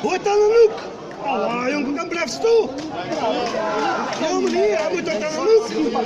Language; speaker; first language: Dutch; native; Dutch